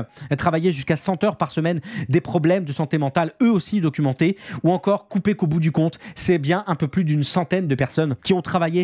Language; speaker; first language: French; native; French